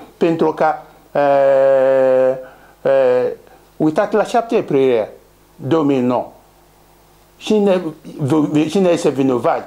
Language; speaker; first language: Romanian; non-native, learner; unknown